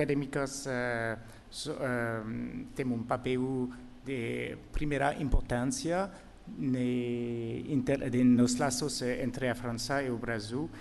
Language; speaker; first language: Portuguese; non-native, fluent; French